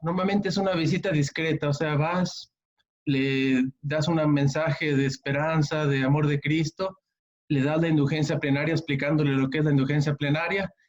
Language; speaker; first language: Spanish; native; Spanish